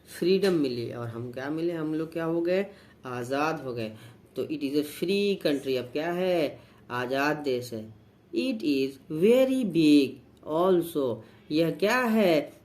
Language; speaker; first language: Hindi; native; Hindi